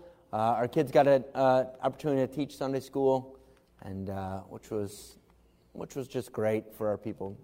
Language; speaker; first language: English; native; English